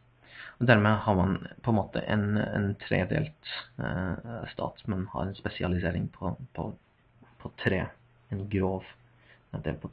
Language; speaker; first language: Norwegian; non-native, fluent; English